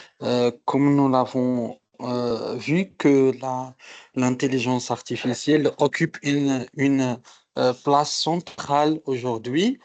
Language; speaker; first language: French; non-native, local second language; Arabic